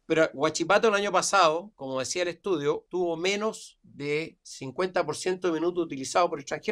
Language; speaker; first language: Spanish; native; Spanish